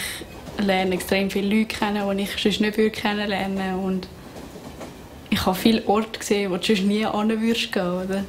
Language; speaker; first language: German; native; German